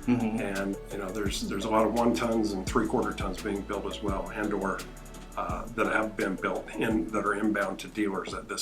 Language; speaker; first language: English; native; English